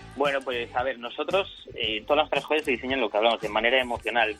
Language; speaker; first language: Spanish; native; Spanish